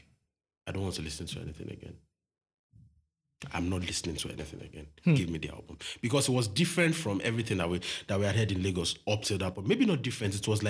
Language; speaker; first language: English; non-native, local second language; Yoruba